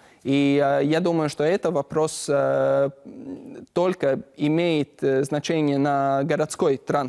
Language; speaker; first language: Russian; non-native, learner; Latvian